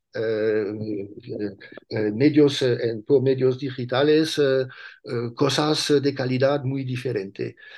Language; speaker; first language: Spanish; non-native, fluent; French